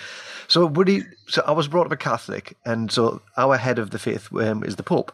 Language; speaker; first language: English; native; English